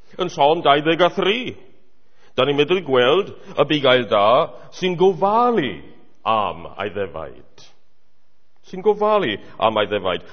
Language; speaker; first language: Welsh; native; Welsh